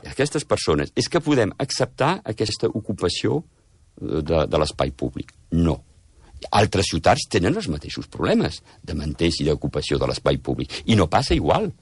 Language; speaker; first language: Catalan; early bilingual, heritage; Catalan